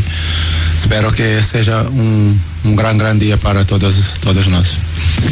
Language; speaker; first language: Spanish; non-native, learner; Portuguese